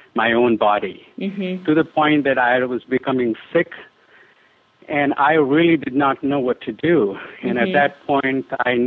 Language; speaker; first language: English; non-native, local second language; Hindi